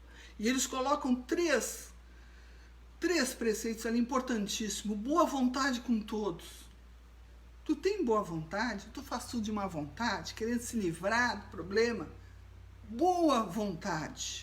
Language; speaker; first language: Portuguese; native; Portuguese